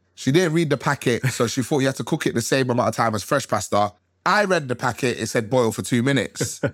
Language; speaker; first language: English; early bilingual, other home language; Krio